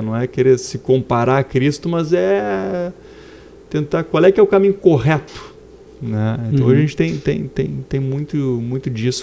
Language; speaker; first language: Portuguese; native; Portuguese